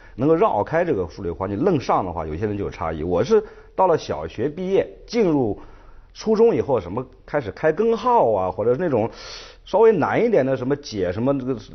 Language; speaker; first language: Chinese; native; Chinese